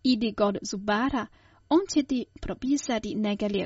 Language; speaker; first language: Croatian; non-native, fluent; Chinese